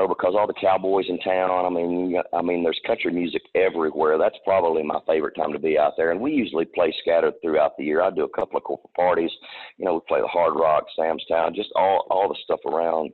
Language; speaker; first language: English; native; English